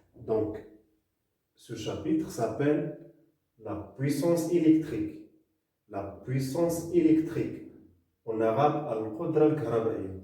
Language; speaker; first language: French; non-native, local second language; Arabic